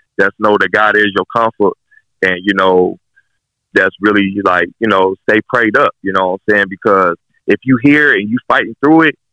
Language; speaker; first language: English; native; English